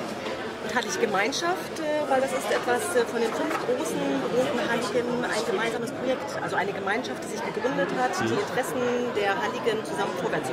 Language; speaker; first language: German; native; German